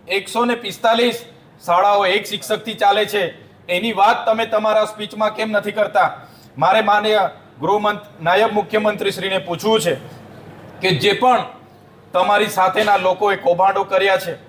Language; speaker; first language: Gujarati; non-native, local second language; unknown